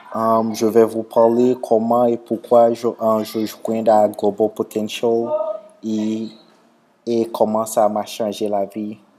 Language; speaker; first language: French; non-native, local second language; Haitian Creole